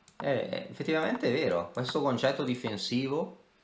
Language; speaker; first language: Italian; native; Italian